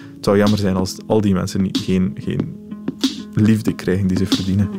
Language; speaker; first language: Dutch; early bilingual, other home language; Arabic